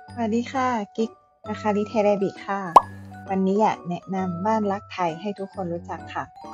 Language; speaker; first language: Thai; native; Thai